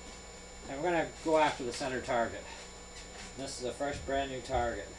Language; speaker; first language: English; native; English